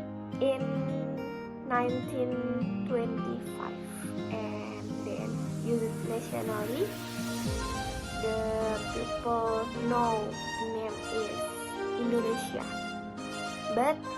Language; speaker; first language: English; non-native, learner; Indonesian